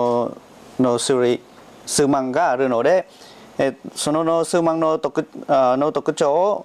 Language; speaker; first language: Japanese; non-native, learner; Vietnamese